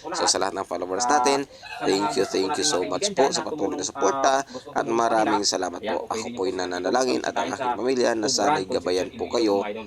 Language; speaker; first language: Filipino; non-native, local second language; Hiligaynon